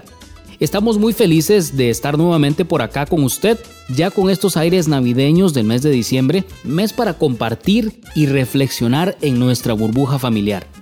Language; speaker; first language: Spanish; native; Spanish